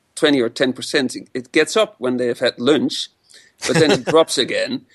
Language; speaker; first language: English; non-native, fluent; Dutch